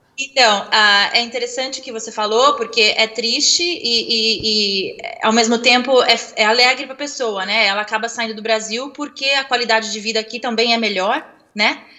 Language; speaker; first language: Portuguese; native; Portuguese